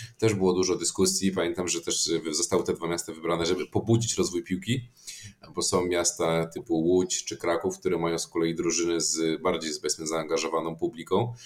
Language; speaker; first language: Polish; native; Polish